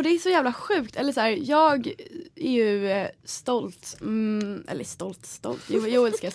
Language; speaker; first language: Swedish; native; Swedish